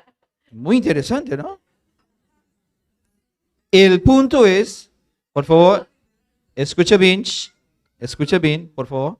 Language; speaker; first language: Spanish; non-native, fluent; English